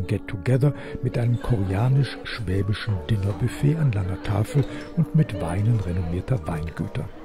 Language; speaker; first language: German; native; German